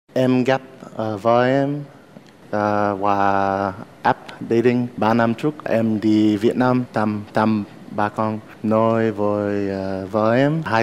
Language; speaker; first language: Vietnamese; non-native, learner; English